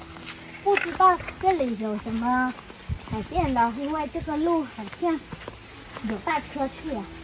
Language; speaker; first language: Chinese; non-native, learner; Vietnamese